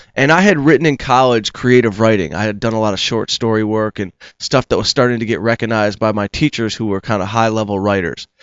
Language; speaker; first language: English; native; English